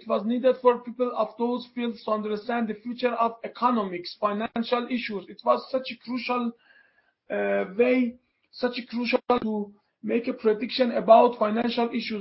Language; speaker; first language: English; non-native, fluent; Persian